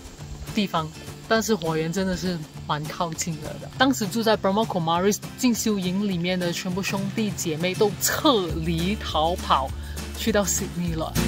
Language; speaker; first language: Chinese; native; Chinese